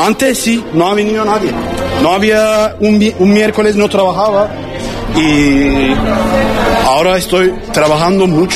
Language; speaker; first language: Spanish; non-native, learner; Turkish